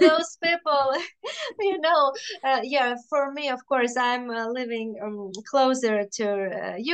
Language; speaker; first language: English; non-native, fluent; Russian